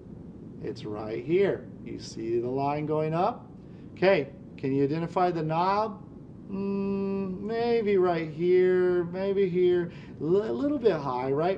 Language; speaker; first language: English; native; English